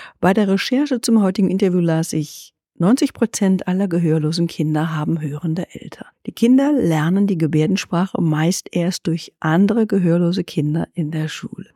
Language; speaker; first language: German; native; German